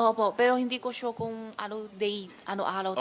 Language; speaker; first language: Filipino; non-native, learner; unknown